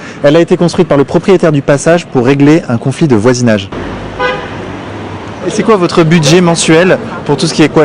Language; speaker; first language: French; native; French